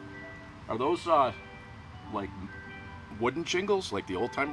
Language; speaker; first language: English; native; English